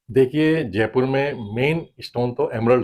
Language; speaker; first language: Hindi; native; Hindi